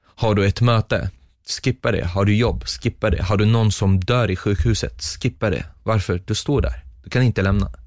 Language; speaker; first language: Swedish; non-native, fluent; Arabic